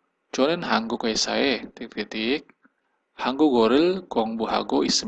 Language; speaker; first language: Korean; non-native, fluent; Indonesian